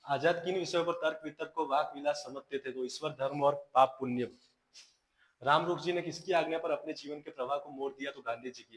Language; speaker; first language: Hindi; non-native, local second language; Gujarati